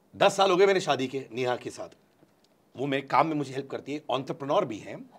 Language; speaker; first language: Hindi; non-native, local second language; Tamil